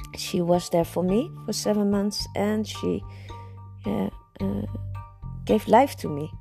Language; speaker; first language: English; non-native, learner; Dutch